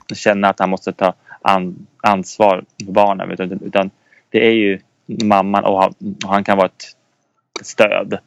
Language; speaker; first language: Swedish; native; Swedish